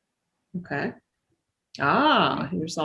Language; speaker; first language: English; native; English